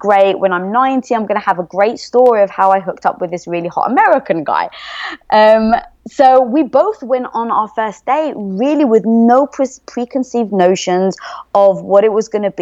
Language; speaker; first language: English; native; English